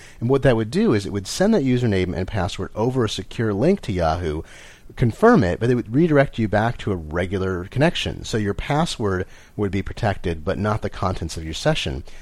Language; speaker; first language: English; native; English